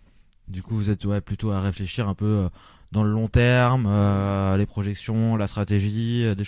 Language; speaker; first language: French; native; French